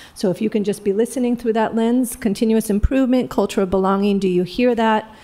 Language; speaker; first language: English; native; English